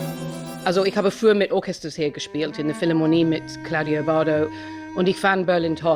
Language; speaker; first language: German; non-native, fluent; English